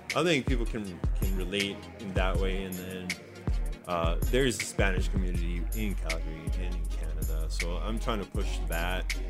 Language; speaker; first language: English; early bilingual, other home language; Spanish